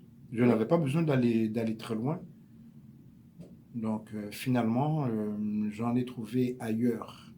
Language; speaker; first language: French; native; French